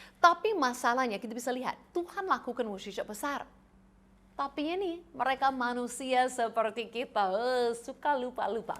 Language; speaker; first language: Indonesian; non-native, fluent; English